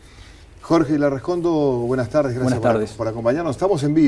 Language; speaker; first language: Spanish; native; Spanish